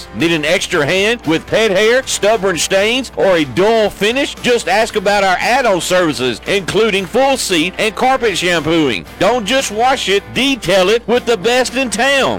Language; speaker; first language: English; native; English